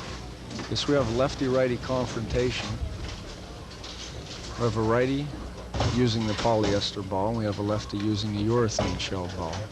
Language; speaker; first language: English; native; English